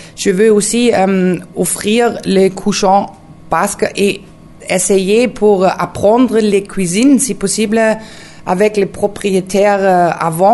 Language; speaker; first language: French; non-native, learner; German